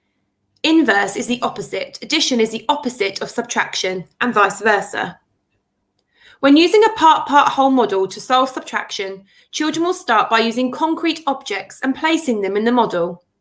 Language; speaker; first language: English; native; English